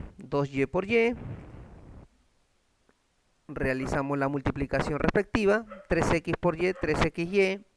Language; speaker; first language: Spanish; native; Spanish